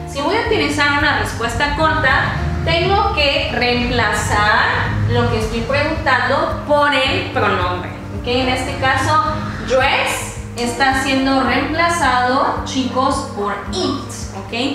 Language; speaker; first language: Spanish; native; Spanish